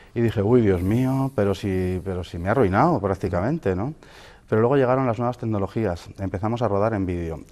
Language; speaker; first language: Spanish; native; Spanish